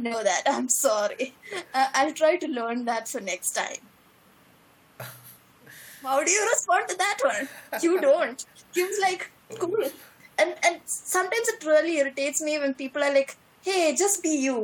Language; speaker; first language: English; non-native, local second language; Malayalam